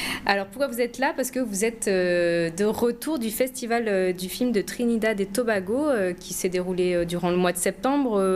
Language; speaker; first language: French; native; French